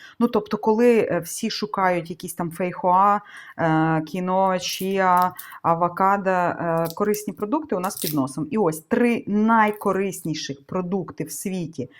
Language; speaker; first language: Ukrainian; non-native, local second language; Russian